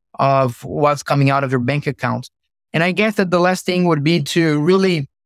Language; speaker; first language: English; non-native, fluent; Portuguese